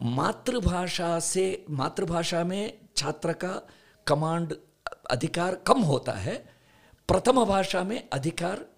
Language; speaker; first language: Hindi; non-native, local second language; Kannada